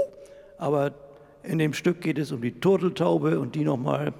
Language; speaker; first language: German; native; German